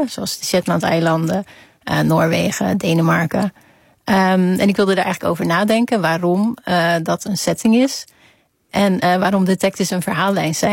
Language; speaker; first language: Dutch; native; Dutch